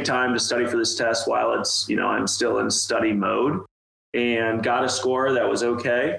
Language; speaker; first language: English; native; English